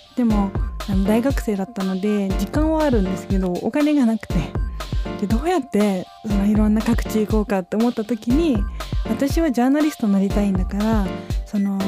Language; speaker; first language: Japanese; native; Japanese